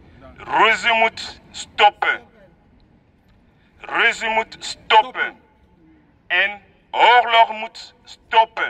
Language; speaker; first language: Dutch; non-native, learner; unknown